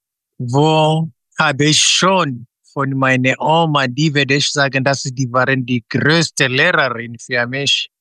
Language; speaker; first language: German; non-native, fluent; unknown